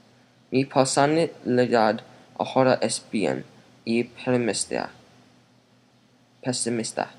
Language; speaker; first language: Spanish; non-native, learner; English